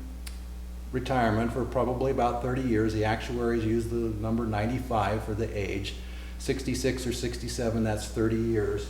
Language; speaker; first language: English; native; English